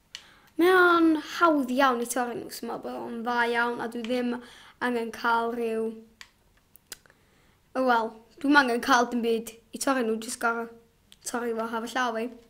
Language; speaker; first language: Welsh; non-native, local second language; English